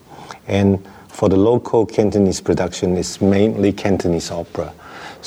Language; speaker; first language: English; non-native, local second language; Wu Chinese